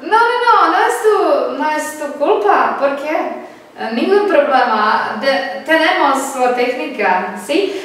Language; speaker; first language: Spanish; non-native, learner; Czech